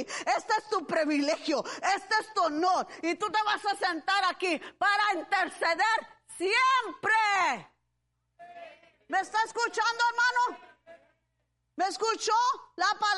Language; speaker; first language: Spanish; early bilingual, heritage; Spanish